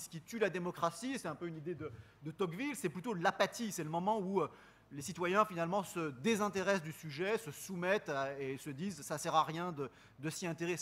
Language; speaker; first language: French; native; French